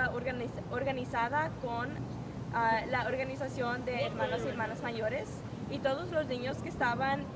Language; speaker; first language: Spanish; non-native, fluent; English